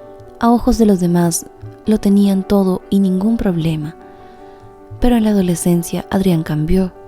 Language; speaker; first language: Spanish; native; Spanish